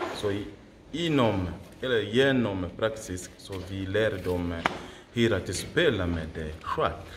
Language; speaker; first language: Swedish; non-native, learner; Lingala